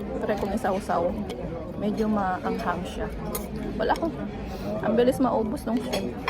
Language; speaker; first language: Filipino; non-native, local second language; Iloko